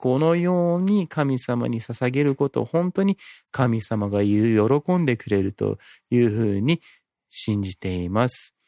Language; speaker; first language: Japanese; non-native, fluent; English